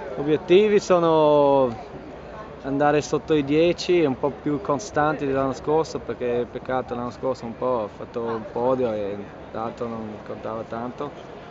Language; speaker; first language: Italian; non-native, learner; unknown